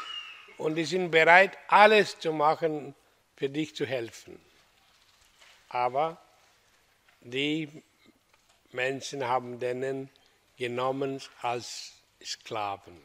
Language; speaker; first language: German; non-native, fluent; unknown